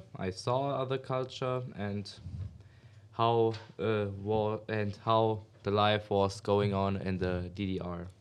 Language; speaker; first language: English; non-native, learner; German